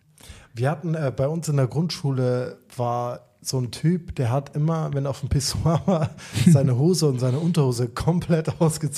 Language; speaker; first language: German; native; German